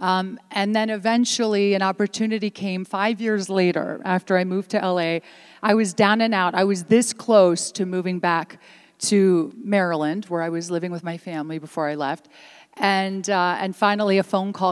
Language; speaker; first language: English; early bilingual, other home language; Italian